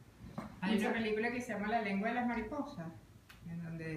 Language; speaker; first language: Spanish; native; Spanish